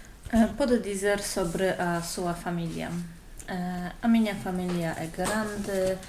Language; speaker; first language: Portuguese; non-native, learner; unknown